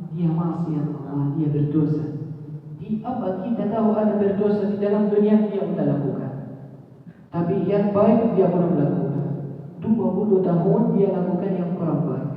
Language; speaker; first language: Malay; non-native, learner; Arabic